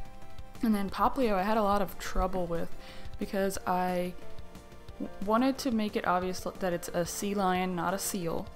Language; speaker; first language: English; native; English